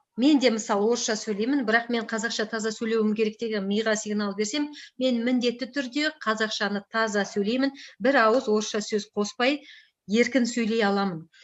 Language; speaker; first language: Kazakh; native; Kazakh